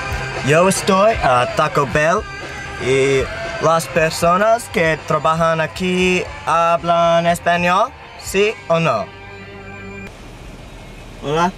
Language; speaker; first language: Spanish; non-native, learner; English